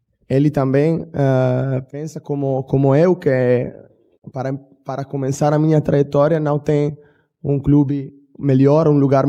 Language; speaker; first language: Portuguese; non-native, fluent; Italian